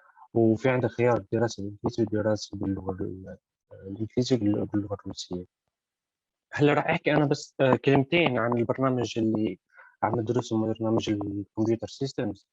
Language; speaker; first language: Arabic; native; Arabic